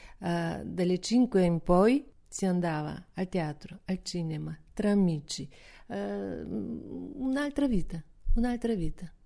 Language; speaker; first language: Italian; non-native, fluent; Bulgarian